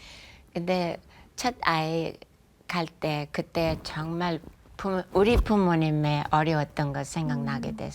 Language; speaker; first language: Korean; non-native, fluent; English